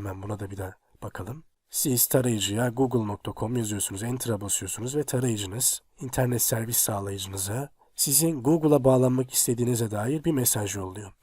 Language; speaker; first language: Turkish; native; Turkish